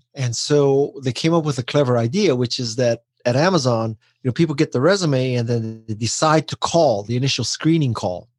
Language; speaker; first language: English; native; English